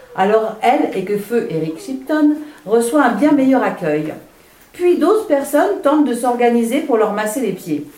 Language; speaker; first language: French; native; French